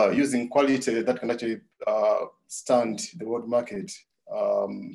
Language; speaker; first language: English; non-native, local second language; Nyanja